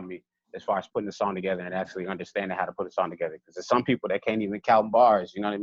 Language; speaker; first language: English; native; English